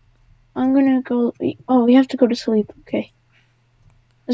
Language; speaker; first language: English; native; English